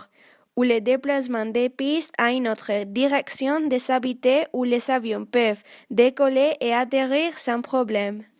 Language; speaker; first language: French; non-native, learner; Spanish